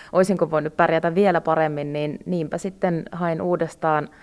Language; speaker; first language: Finnish; early bilingual, other home language; Russian